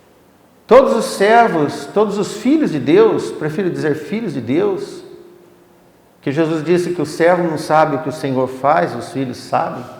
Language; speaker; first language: Portuguese; native; Portuguese